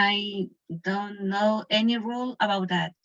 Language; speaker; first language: English; non-native, learner; Spanish